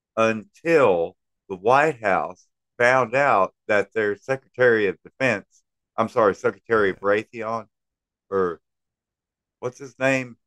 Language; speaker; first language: English; native; English